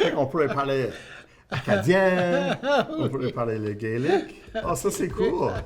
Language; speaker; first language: French; non-native, local second language; English